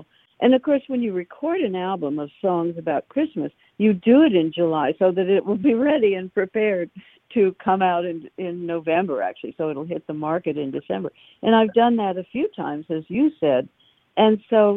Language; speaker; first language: English; native; English